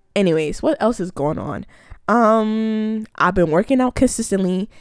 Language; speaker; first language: English; early bilingual, other home language; Akan